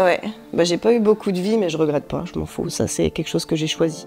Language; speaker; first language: French; native; French